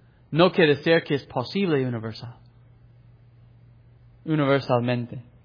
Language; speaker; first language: Spanish; non-native, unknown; English